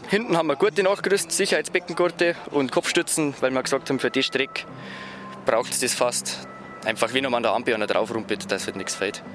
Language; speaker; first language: German; native; German